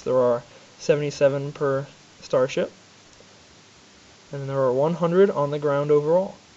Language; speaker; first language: English; native; English